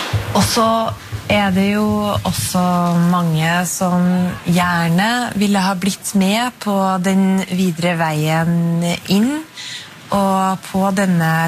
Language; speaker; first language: Norwegian; native; Norwegian